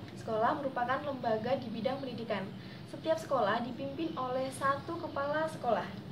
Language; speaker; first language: Indonesian; native; Indonesian